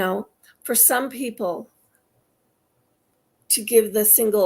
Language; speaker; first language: English; native; English